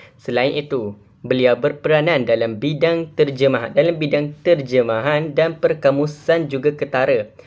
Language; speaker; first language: Malay; native; Malay